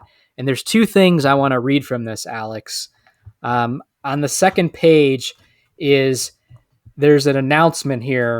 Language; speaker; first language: English; native; English